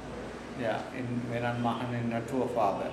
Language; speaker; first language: German; non-native, learner; Sinhala